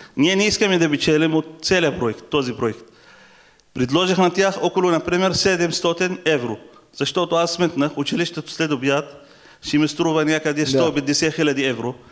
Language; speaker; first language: Bulgarian; non-native, fluent; Arabic